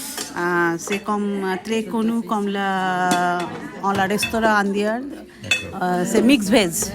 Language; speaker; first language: French; non-native, learner; Bangla